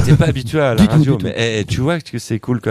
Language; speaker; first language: French; native; French